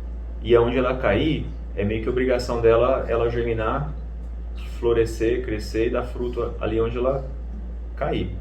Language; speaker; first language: Portuguese; native; Portuguese